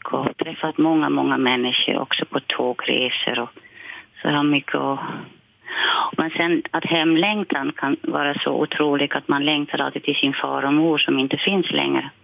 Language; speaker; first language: Swedish; non-native, fluent; Dutch